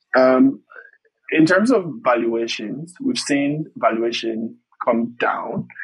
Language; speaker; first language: English; non-native, fluent; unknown